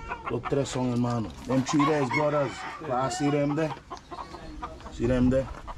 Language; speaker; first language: English; early bilingual, other home language; Spanish